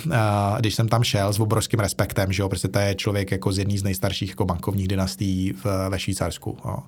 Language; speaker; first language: Czech; native; Czech